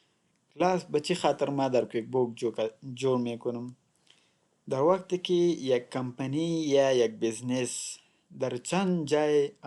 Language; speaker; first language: Persian; non-native, local second language; Pashto